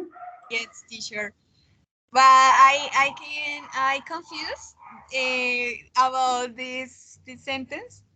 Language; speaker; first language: English; non-native, learner; Spanish